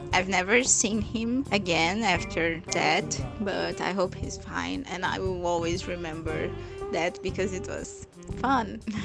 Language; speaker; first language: English; non-native, fluent; Portuguese